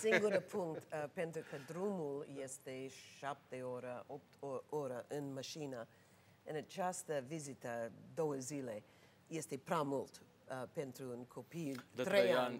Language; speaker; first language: Romanian; non-native, learner; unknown